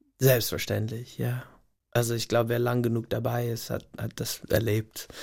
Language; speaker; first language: German; non-native, fluent; English